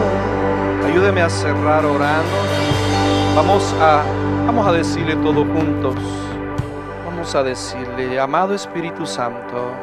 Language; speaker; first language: Spanish; native; Spanish